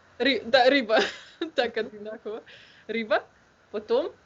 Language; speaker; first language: Russian; non-native, learner; Slovenian